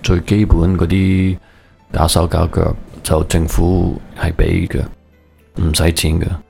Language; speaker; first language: Cantonese; early bilingual, heritage; Cantonese